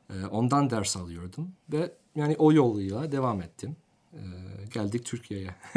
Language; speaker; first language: Turkish; non-native, fluent; English